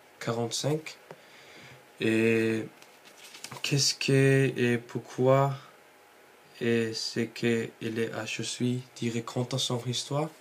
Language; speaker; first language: French; non-native, learner; Norwegian